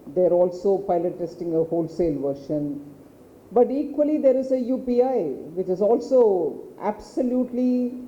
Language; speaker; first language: English; non-native, local second language; Tamil